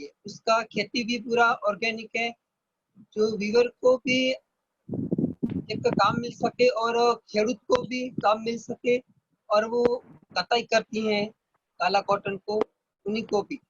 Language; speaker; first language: Hindi; non-native, local second language; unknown